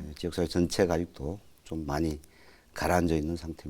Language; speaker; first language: Korean; native; Korean